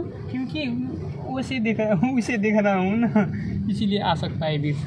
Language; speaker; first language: Hindi; non-native, learner; Nepali